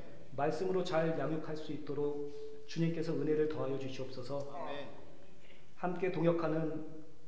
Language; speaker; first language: Korean; native; Korean